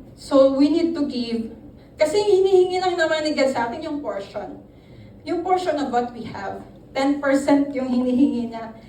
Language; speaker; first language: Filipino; non-native, local second language; Hiligaynon